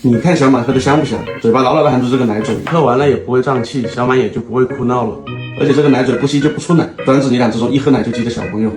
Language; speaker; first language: Chinese; native; Chinese